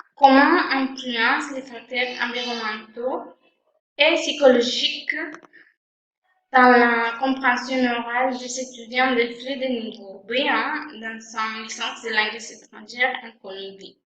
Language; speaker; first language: French; non-native, fluent; Spanish